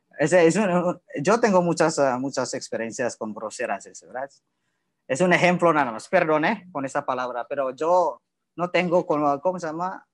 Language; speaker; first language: Spanish; non-native, learner; Indonesian